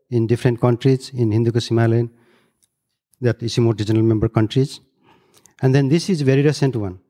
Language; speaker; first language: English; non-native, local second language; Nepali